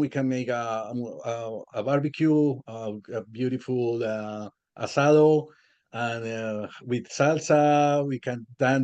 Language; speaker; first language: English; non-native, learner; Spanish